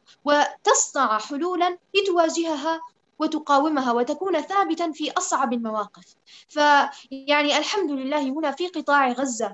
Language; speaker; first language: Arabic; native; Arabic